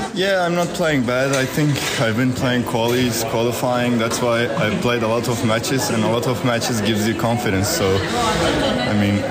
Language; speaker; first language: English; non-native, fluent; Turkish